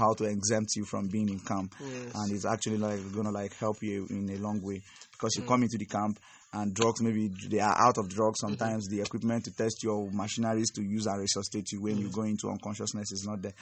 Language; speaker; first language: English; non-native, local second language; Igbo